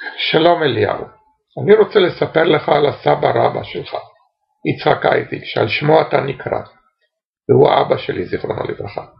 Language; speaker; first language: Hebrew; early bilingual, other home language; Romanian